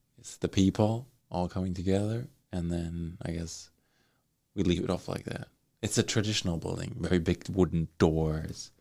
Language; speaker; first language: English; non-native, fluent; German